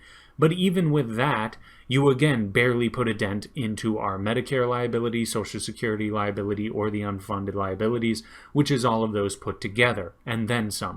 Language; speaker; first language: English; native; English